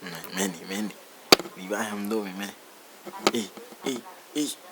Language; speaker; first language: French; non-native, learner; Haitian Creole